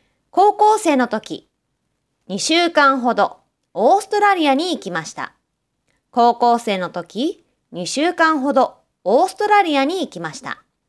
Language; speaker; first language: Japanese; native; Japanese